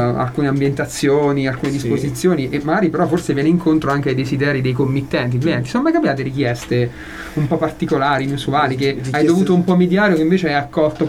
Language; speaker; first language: Italian; native; Italian